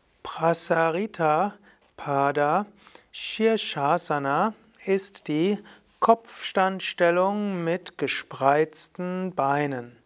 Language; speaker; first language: German; native; German